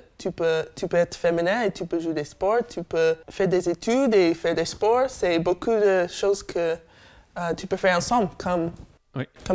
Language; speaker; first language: French; non-native, learner; English